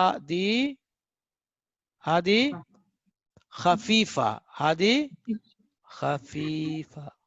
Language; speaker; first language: Arabic; non-native, fluent; Hindi